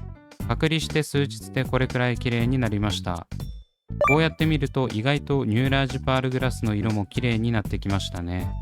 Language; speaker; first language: Japanese; native; Japanese